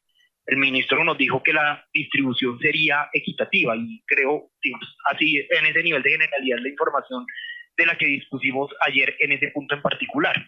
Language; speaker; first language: Spanish; native; Spanish